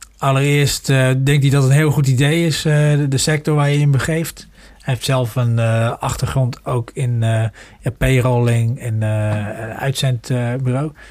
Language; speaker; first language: Dutch; native; Dutch